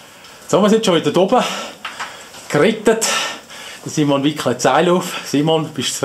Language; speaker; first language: German; native; German